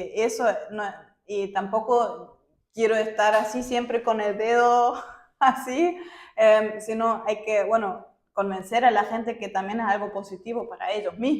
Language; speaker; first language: Spanish; non-native, fluent; German